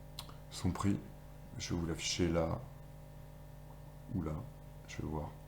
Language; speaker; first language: French; native; French